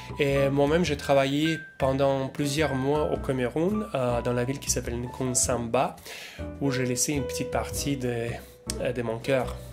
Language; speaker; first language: French; non-native, fluent; Russian